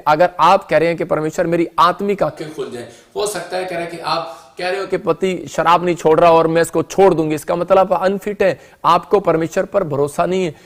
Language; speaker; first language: Hindi; non-native, local second language; Punjabi